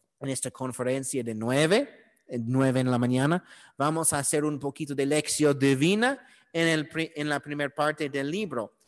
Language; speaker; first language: Spanish; non-native, learner; English